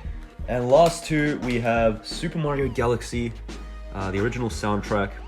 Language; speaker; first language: English; native; English